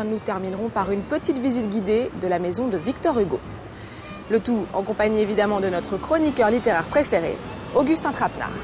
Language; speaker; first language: French; native; French